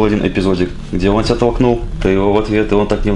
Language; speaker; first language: Russian; native; Russian